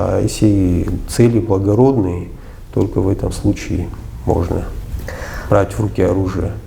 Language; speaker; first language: Russian; non-native, local second language; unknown